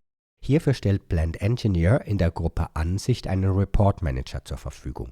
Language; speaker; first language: German; native; German